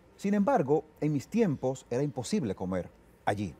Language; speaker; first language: Spanish; native; Spanish